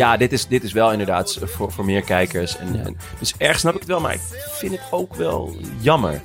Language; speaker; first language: Dutch; native; Dutch